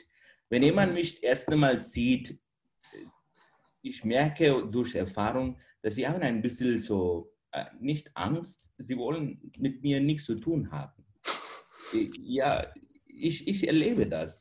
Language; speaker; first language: German; non-native, fluent; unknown